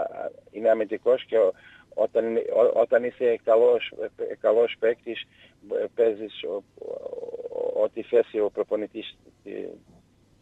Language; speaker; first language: Greek; non-native, learner; Portuguese